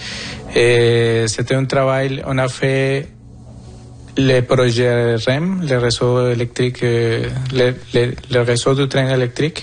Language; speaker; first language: French; non-native, fluent; Spanish